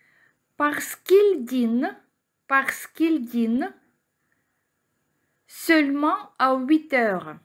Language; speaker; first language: French; non-native, fluent; Ukrainian